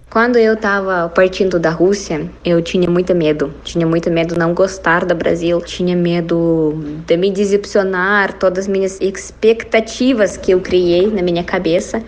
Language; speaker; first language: Portuguese; non-native, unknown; Russian